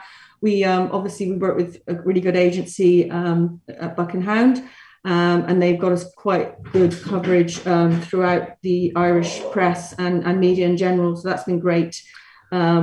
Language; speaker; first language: English; native; English